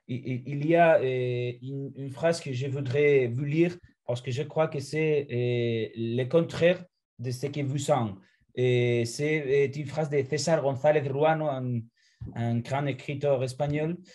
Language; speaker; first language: French; non-native, fluent; Spanish